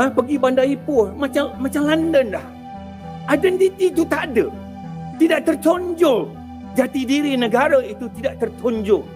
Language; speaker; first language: Malay; native; Malay